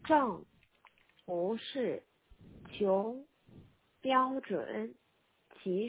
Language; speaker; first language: Chinese; non-native, learner; Korean